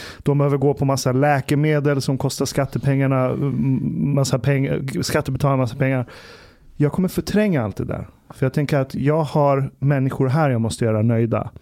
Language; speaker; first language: Swedish; early bilingual, other home language; Persian